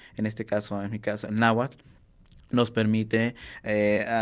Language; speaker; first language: Spanish; non-native, local second language; Nahuatl languages